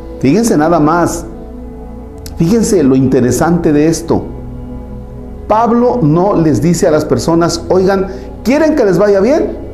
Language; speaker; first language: Spanish; native; Spanish